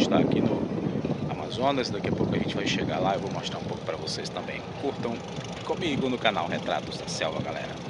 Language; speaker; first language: Portuguese; native; Portuguese